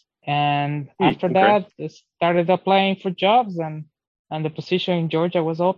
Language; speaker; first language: English; non-native, fluent; Spanish